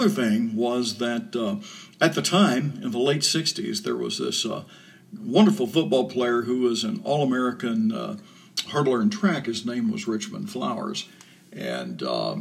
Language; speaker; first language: English; native; English